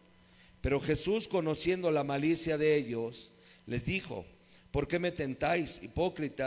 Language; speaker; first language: Spanish; native; Spanish